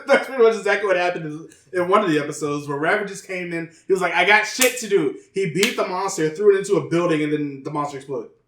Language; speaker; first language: English; native; English